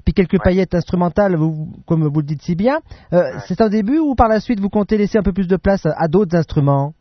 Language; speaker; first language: French; native; French